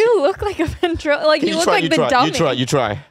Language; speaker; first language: English; native; English